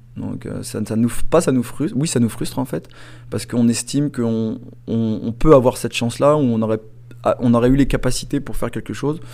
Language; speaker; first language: French; native; French